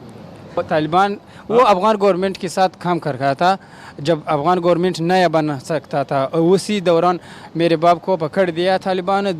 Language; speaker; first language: Hindi; non-native, learner; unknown